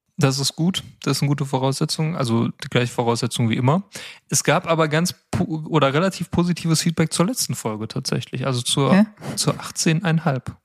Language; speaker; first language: German; native; German